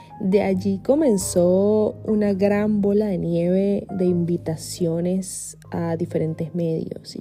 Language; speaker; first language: Spanish; native; Spanish